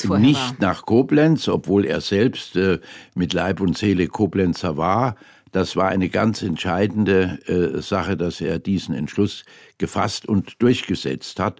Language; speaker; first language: German; native; German